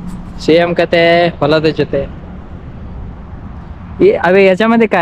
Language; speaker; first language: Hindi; non-native, local second language; Kannada